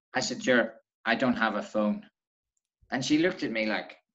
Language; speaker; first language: English; native; English